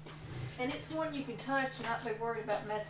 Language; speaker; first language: English; native; English